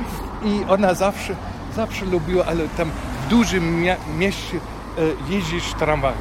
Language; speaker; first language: Polish; non-native, fluent; German